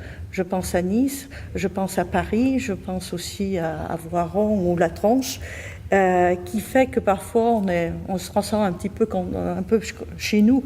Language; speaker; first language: French; native; French